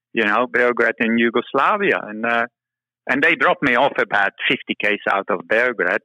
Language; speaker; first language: English; non-native, fluent; Czech